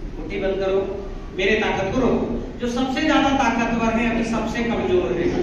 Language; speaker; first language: Hindi; non-native, local second language; Marathi